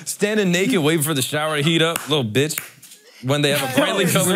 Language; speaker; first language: English; native; English